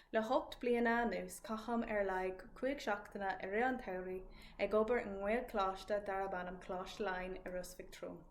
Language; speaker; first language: Irish; non-native, local second language; English